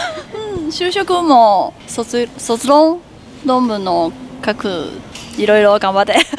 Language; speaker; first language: Japanese; non-native, learner; Chinese